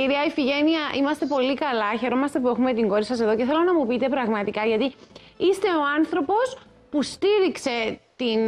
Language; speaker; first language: Greek; native; Greek